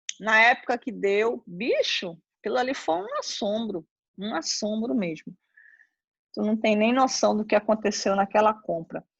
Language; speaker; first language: Portuguese; native; Portuguese